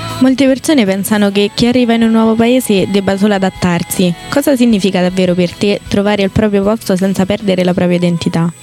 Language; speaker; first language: Italian; native; Italian